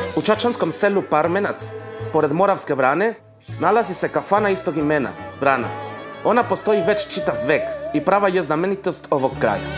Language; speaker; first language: Serbian; non-native, fluent; Spanish